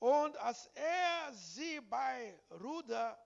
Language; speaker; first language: German; non-native, learner; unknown